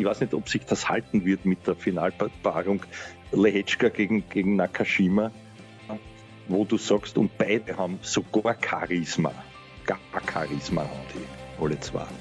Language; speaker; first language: German; native; German